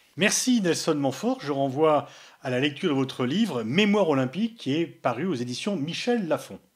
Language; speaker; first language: French; native; French